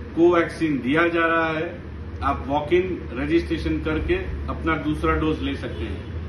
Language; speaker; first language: Hindi; non-native, local second language; Gujarati